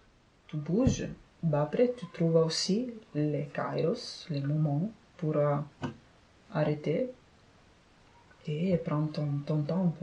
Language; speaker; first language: French; non-native, fluent; Italian